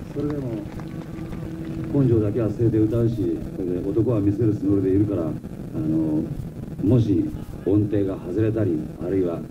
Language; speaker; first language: Japanese; native; Japanese